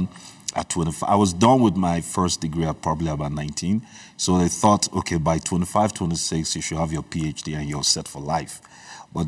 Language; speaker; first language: English; early bilingual, other home language; Igbo